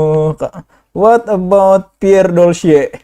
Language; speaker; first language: English; non-native, learner; Indonesian